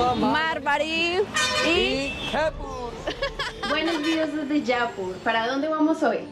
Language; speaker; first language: Spanish; native; Spanish